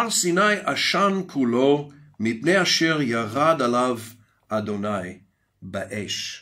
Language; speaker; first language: Hebrew; non-native, fluent; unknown